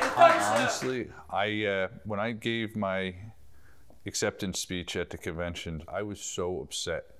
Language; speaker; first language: English; native; English